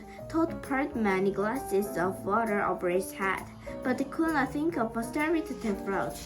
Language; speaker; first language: English; non-native, learner; Korean